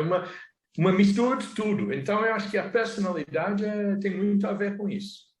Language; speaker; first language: Portuguese; non-native, fluent; English